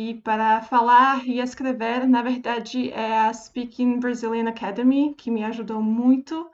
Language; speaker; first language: Portuguese; non-native, fluent; Slovak